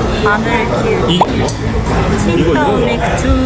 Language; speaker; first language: Korean; non-native, fluent; Japanese